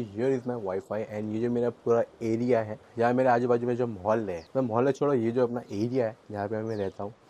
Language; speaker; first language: Hindi; non-native, local second language; Gujarati